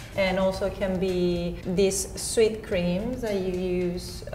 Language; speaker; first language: English; non-native, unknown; Spanish